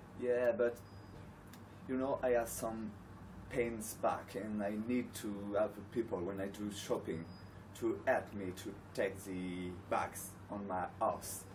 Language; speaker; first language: English; non-native, learner; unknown